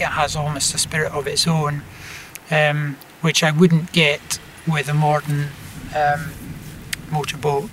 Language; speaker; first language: English; native; English